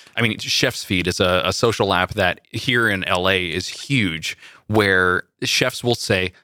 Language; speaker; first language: English; native; English